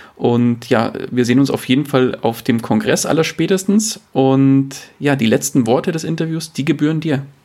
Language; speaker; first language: German; native; German